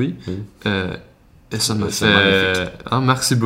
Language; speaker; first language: French; non-native, learner; Swedish